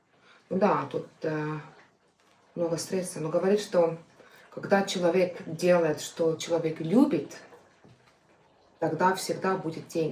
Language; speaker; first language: Russian; non-native, fluent; Estonian